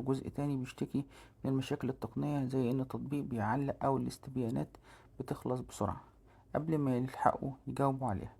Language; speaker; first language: Arabic; native; Arabic